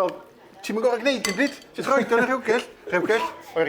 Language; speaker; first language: Welsh; native; Welsh